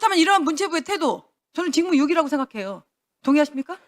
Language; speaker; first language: Korean; native; Korean